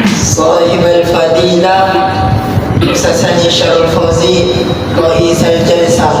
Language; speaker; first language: Arabic; non-native, learner; Malay